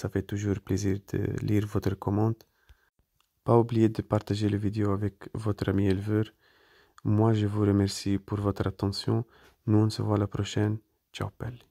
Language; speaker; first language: French; non-native, fluent; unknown